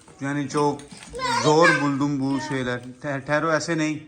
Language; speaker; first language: Turkish; non-native, learner; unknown